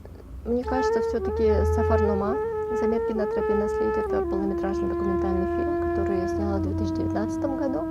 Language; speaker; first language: Russian; non-native, local second language; Tajik